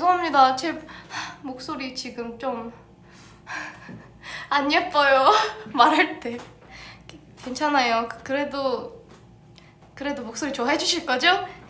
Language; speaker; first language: Korean; early bilingual, heritage; English